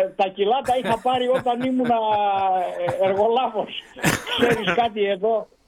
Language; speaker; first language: Greek; non-native, local second language; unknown